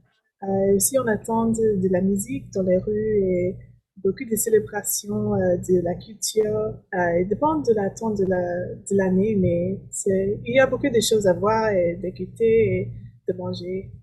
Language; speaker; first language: French; non-native, learner; English